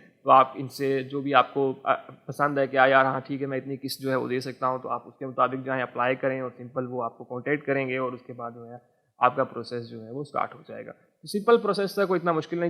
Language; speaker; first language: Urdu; non-native, local second language; Punjabi